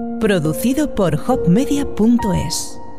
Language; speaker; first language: Spanish; native; Spanish